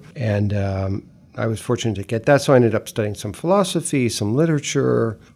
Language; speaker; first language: English; native; English